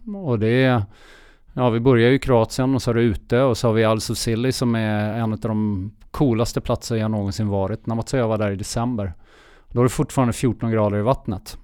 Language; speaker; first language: Swedish; early bilingual, heritage; Swedish